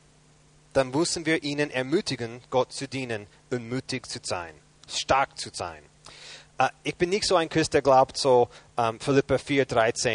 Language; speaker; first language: German; non-native, fluent; English